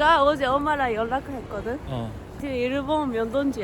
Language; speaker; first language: Korean; non-native, fluent; Japanese